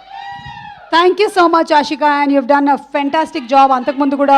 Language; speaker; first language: Telugu; native; Telugu